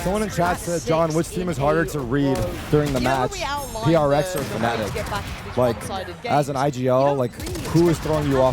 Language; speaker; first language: English; native; English